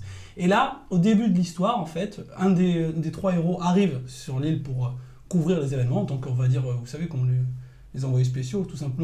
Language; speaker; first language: French; native; French